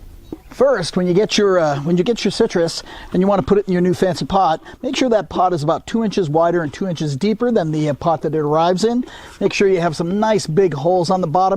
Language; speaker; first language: English; native; English